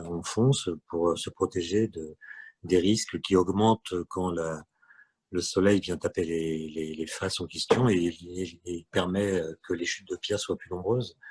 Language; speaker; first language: French; native; French